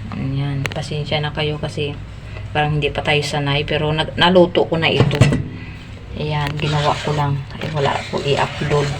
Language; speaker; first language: Filipino; non-native, local second language; Hiligaynon